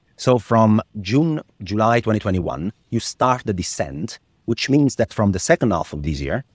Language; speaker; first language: English; non-native, fluent; Italian